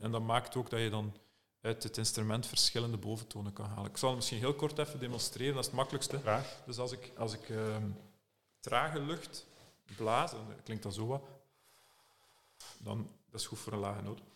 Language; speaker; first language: Dutch; native; Dutch